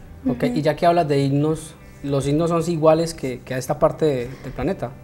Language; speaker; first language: Spanish; native; Spanish